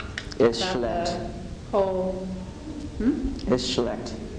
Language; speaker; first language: German; non-native, learner; English